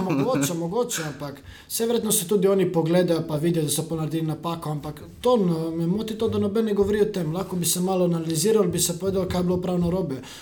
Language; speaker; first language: Slovenian; native; Slovenian